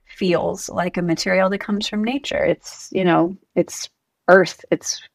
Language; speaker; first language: English; native; English